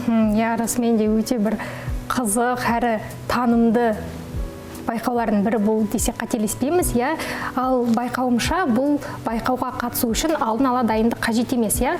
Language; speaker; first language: Kazakh; native; Kazakh